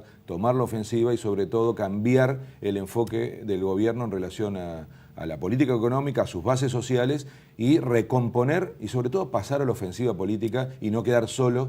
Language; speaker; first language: Spanish; native; Spanish